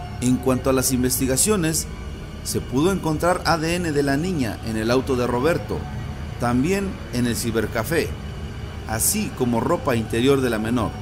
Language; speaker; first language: Spanish; native; Spanish